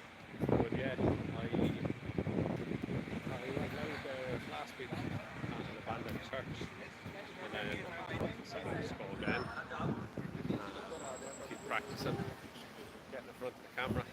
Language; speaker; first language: English; native; English